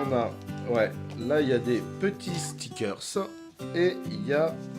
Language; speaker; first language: French; native; French